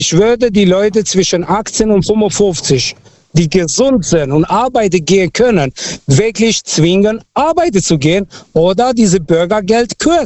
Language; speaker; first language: German; non-native, fluent; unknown